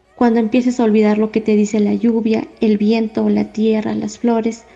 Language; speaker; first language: Spanish; non-native, local second language; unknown